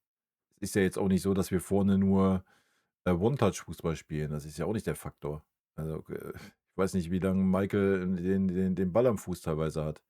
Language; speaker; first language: German; native; German